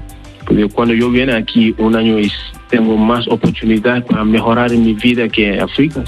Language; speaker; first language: Spanish; non-native, learner; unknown